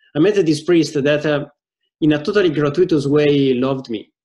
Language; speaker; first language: English; non-native, fluent; Italian